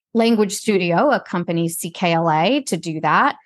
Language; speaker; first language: English; native; English